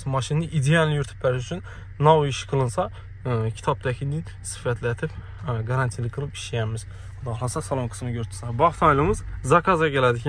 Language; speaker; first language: Uzbek; native; Uzbek